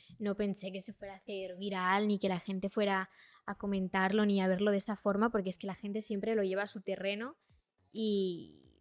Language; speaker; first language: Spanish; early bilingual, other home language; Portuguese